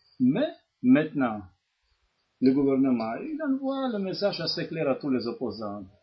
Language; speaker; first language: French; non-native, fluent; Georgian